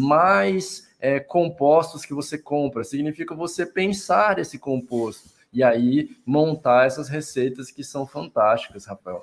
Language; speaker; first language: Portuguese; native; Portuguese